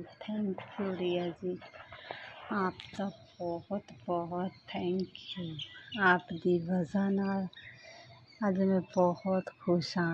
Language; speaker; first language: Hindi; non-native, local second language; Punjabi